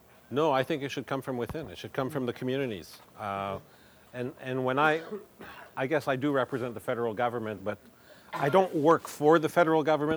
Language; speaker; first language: English; non-native, local second language; French